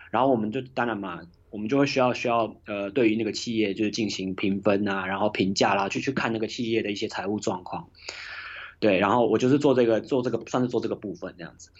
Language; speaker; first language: Chinese; native; Chinese